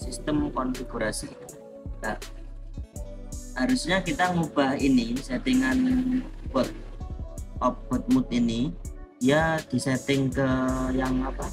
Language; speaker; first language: Indonesian; native; Indonesian